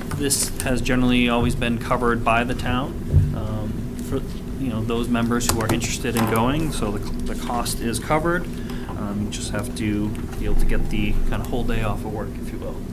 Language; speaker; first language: English; native; English